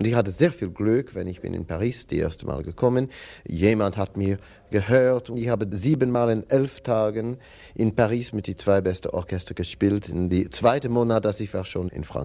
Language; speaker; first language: German; non-native, fluent; English